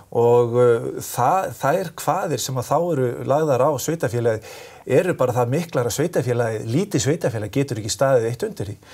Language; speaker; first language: Icelandic; native; Icelandic